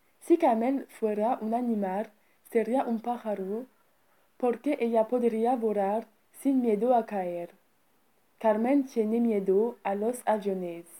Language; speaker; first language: Spanish; non-native, learner; French